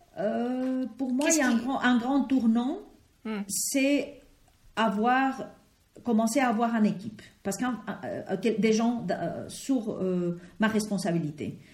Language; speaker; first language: French; non-native, fluent; Spanish